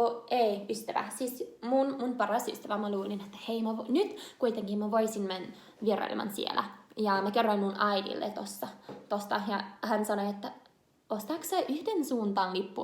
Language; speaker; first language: Finnish; non-native, learner; English